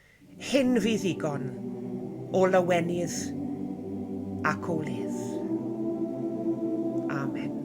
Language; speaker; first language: Welsh; native; Welsh